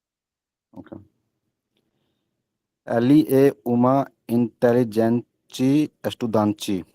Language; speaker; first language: Portuguese; non-native, learner; Hindi